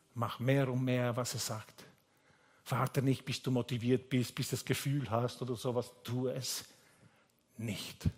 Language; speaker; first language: German; non-native, fluent; Italian